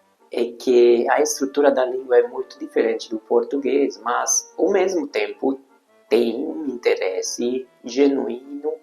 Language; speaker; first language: Portuguese; non-native, fluent; Hungarian